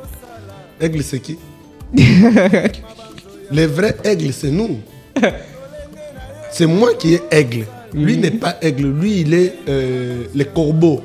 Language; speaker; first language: French; non-native, local second language; Lingala